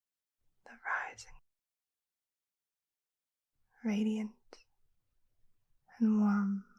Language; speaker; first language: English; native; English